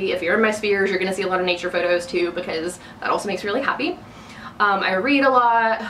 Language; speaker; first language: English; native; English